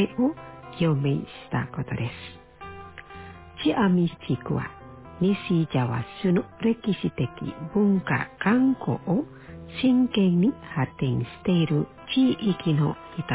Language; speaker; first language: Japanese; non-native, fluent; Indonesian